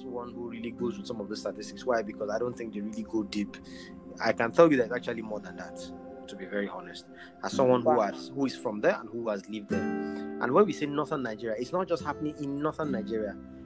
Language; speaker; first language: English; non-native, local second language; Arabic